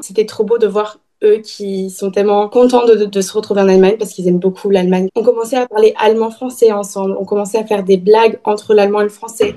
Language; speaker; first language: French; early bilingual, heritage; French